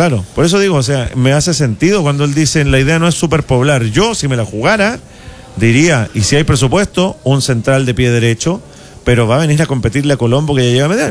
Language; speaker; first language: Spanish; native; Spanish